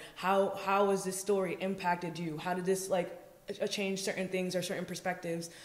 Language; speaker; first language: English; native; English